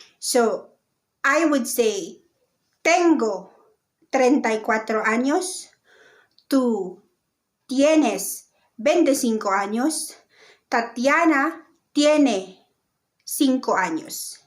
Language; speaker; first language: Spanish; non-native, learner; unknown